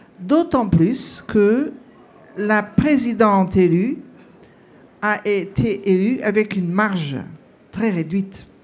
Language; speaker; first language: French; non-native, fluent; Portuguese